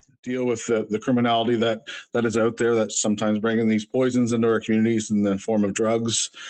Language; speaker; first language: English; native; English